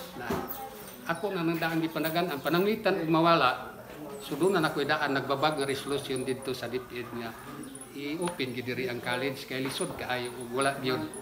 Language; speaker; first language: Cebuano; non-native, local second language; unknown